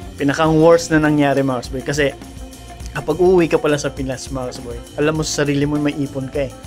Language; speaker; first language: Filipino; native; Filipino